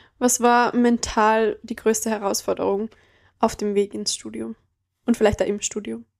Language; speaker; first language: German; native; German